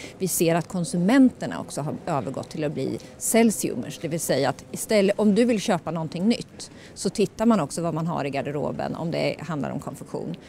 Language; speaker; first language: Swedish; native; Swedish